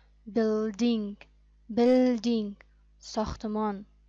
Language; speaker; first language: English; non-native, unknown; Persian